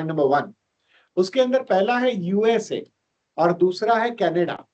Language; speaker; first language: Hindi; non-native, local second language; Gujarati